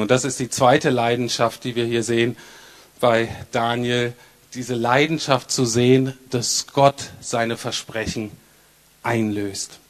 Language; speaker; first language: German; native; German